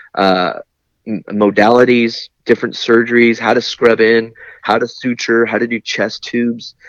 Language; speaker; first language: English; native; English